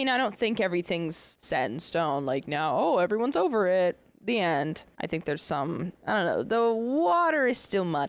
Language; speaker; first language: English; native; English